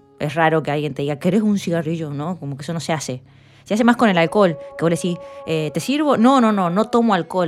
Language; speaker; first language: Spanish; native; Spanish